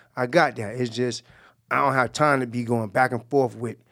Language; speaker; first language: English; native; English